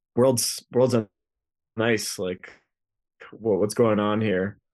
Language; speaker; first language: English; early bilingual, other home language; Greek